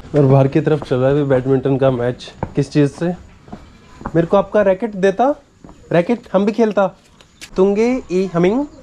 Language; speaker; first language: Hindi; native; Hindi